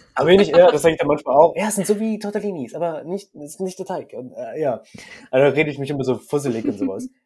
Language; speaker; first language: German; native; German